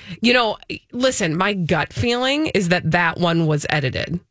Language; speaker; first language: English; native; English